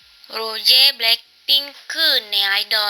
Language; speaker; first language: Korean; non-native, learner; Indonesian